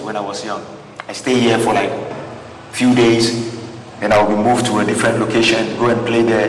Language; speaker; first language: English; non-native, local second language; Ga